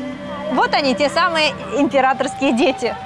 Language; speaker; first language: Russian; native; Russian